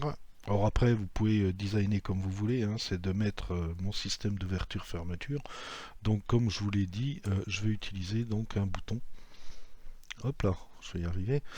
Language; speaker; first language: French; native; French